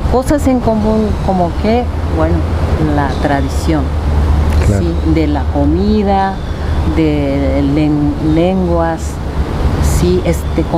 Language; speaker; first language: Spanish; non-native, fluent; Japanese